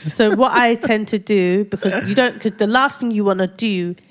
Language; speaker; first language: English; early bilingual, other home language; Yoruba